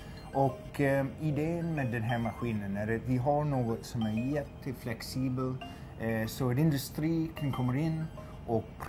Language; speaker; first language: Swedish; non-native, fluent; English